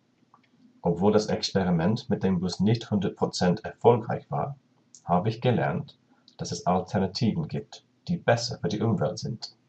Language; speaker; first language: German; non-native, learner; English